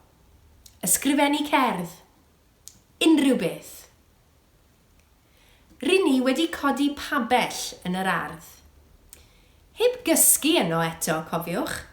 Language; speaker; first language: Welsh; native; Welsh